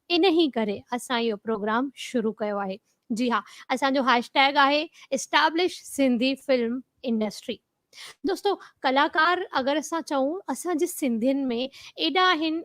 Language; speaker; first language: Sindhi; early bilingual, heritage; Sindhi